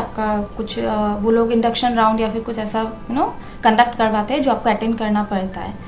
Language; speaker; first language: Hindi; non-native, local second language; Assamese